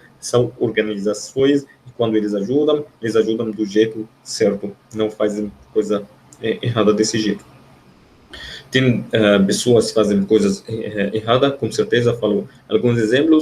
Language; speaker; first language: Portuguese; non-native, fluent; Arabic